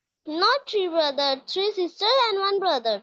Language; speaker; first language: English; non-native, learner; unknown